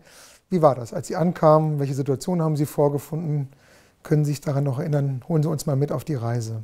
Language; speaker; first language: German; native; German